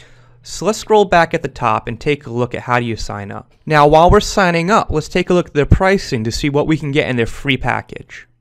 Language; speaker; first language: English; native; English